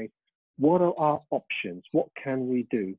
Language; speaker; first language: English; early bilingual, other home language; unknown